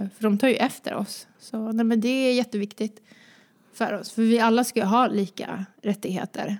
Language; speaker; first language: Swedish; early bilingual, other home language; Croatian